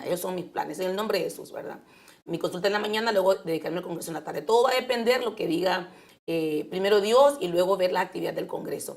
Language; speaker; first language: Spanish; native; Spanish